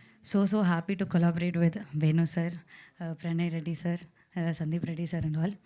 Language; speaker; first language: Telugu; non-native, learner; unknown